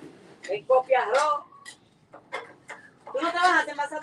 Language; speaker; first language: Spanish; native; Spanish